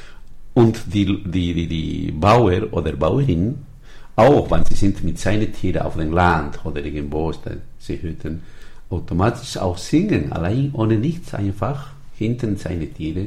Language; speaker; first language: German; non-native, learner; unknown